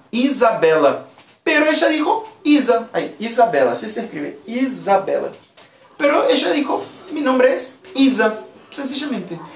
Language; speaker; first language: Spanish; non-native, fluent; Portuguese